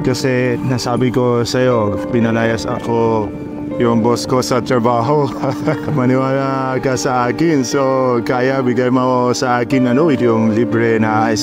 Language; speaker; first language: Filipino; non-native, learner; Arabic